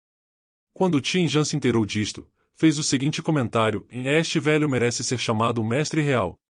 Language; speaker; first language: Portuguese; native; Portuguese